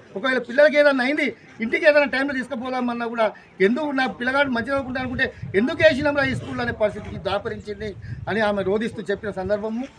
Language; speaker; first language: Telugu; native; Telugu